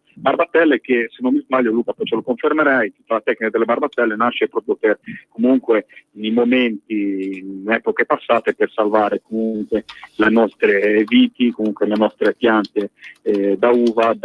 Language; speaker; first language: Italian; native; Italian